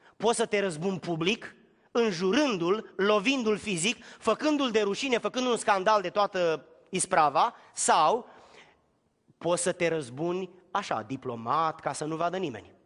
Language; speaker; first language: Romanian; native; Romanian